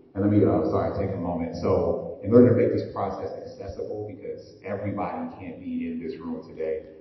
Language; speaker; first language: English; native; English